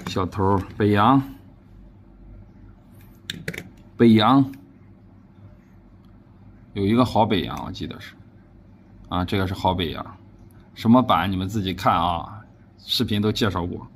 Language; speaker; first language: Chinese; native; Chinese